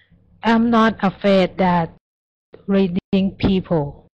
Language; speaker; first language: English; non-native, learner; Thai